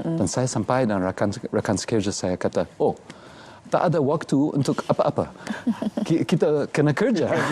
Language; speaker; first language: Malay; non-native, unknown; English